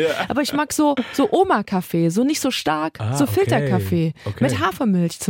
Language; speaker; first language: German; native; German